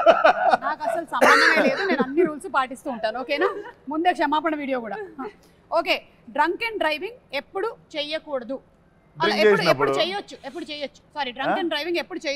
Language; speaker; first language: Telugu; native; Telugu